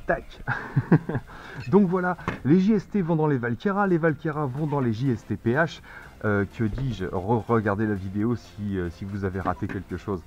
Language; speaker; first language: French; native; French